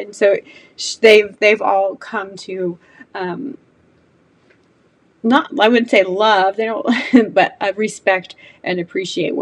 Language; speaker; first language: English; native; English